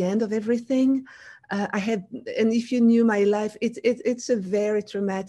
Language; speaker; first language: English; non-native, fluent; French